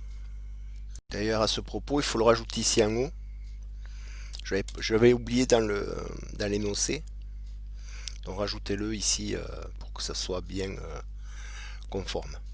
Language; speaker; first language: French; native; French